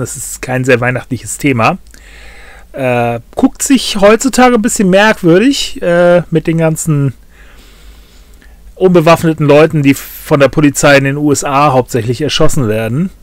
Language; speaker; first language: German; native; German